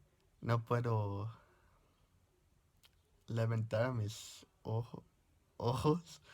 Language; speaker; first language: Spanish; non-native, fluent; English